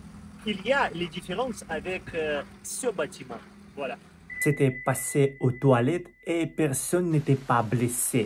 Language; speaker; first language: French; non-native, learner; Russian